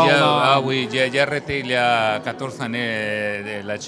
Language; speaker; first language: French; non-native, learner; Spanish